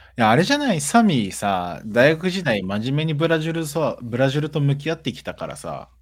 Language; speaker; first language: Japanese; early bilingual, other home language; Portuguese